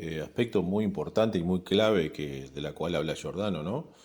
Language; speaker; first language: Spanish; native; Spanish